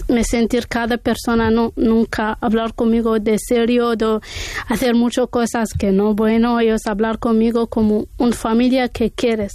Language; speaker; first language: Spanish; non-native, learner; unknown